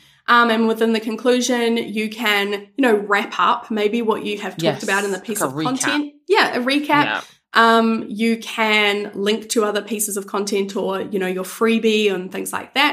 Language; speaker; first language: English; native; English